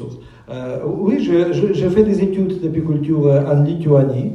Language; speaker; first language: French; non-native, fluent; Russian